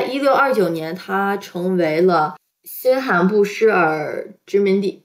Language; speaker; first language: Chinese; early bilingual, heritage; Chinese